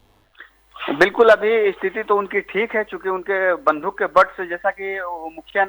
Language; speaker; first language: Hindi; native; Hindi